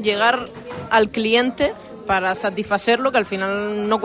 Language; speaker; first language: Spanish; native; Spanish